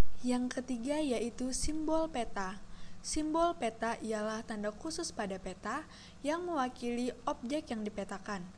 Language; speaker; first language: Indonesian; native; Indonesian